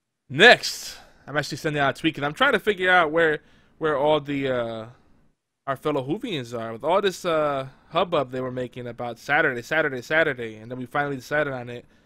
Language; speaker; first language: English; native; English